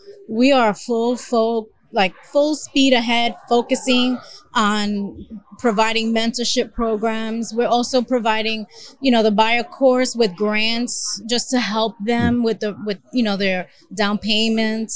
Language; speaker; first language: English; early bilingual, other home language; Spanish